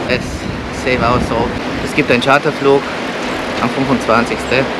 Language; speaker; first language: German; non-native, fluent; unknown